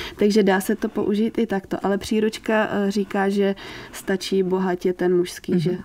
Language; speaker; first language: Czech; native; Czech